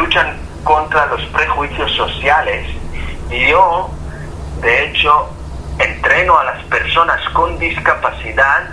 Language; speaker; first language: Spanish; non-native, fluent; Hebrew